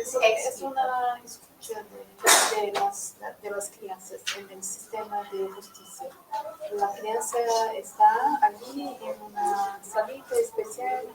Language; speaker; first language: Spanish; non-native, learner; Portuguese